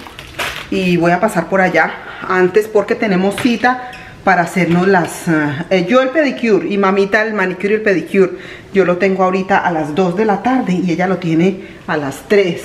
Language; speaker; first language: Spanish; native; Spanish